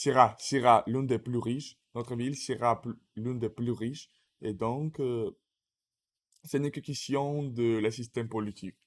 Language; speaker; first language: French; non-native, learner; Russian